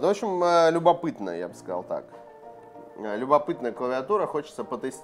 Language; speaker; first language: Russian; native; Russian